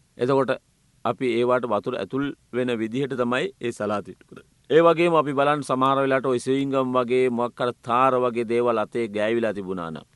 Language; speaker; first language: Sinhala; non-native, local second language; Tamil